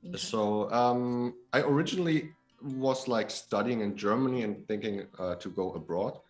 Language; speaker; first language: English; non-native, fluent; Polish